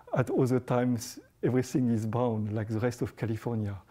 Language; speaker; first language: English; non-native, fluent; French